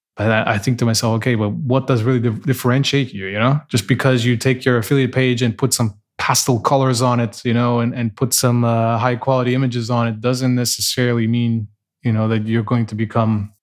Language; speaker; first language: English; non-native, fluent; Portuguese